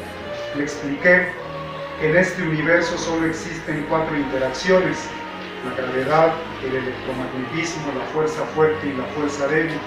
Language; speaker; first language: Spanish; native; Spanish